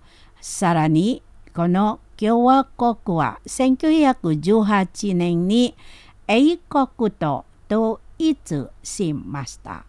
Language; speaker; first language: Japanese; non-native, fluent; Indonesian